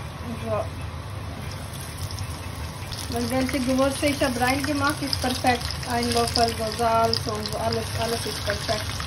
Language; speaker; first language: German; non-native, learner; Urdu